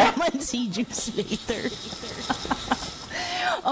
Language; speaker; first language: English; non-native, local second language; Filipino